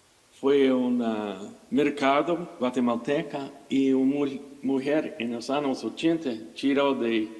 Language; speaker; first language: Spanish; non-native, fluent; English